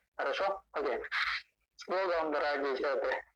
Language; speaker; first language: Russian; non-native, learner; Chinese